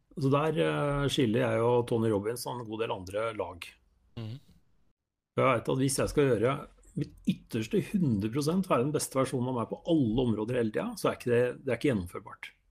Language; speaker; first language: Norwegian; native; Norwegian